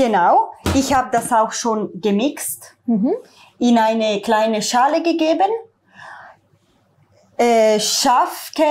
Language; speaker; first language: German; non-native, learner; Italian